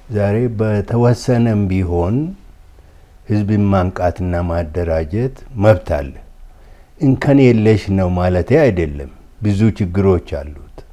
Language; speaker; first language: Amharic; non-native, local second language; Oromo